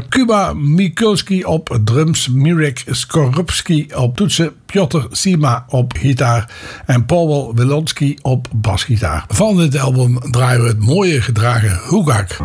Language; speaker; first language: Dutch; native; Dutch